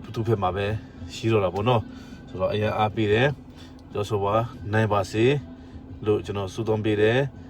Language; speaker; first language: Burmese; non-native, local second language; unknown